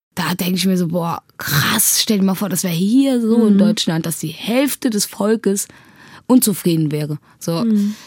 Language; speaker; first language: German; early bilingual, other home language; Tigrinya